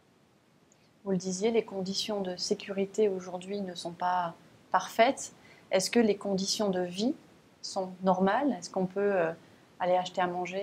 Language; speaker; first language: French; native; French